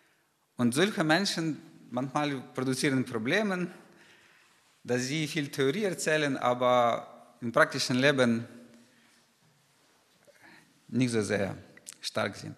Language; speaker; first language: German; non-native, fluent; Ukrainian